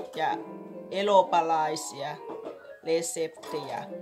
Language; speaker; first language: Finnish; non-native, learner; Thai